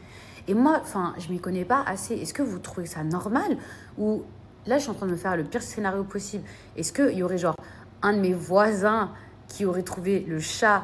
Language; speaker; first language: French; native; French